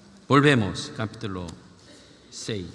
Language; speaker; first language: Spanish; non-native, learner; Korean